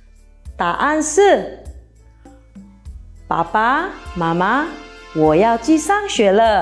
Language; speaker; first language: Chinese; non-native, fluent; Filipino